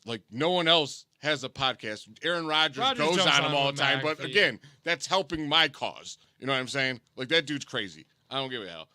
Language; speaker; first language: English; native; English